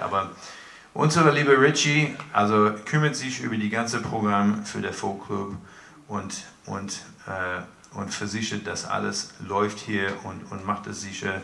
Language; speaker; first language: German; non-native, fluent; English